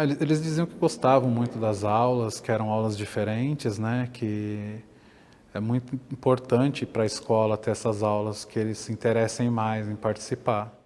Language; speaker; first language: Portuguese; native; Portuguese